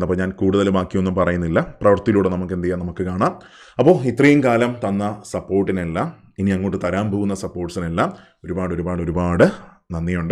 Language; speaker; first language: Malayalam; native; Malayalam